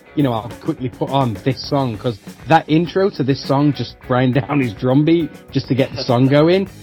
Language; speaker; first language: English; native; English